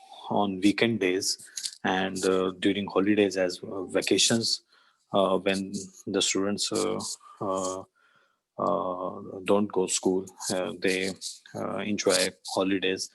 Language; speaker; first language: English; non-native, learner; Urdu